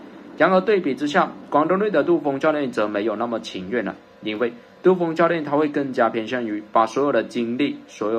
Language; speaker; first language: Chinese; native; Chinese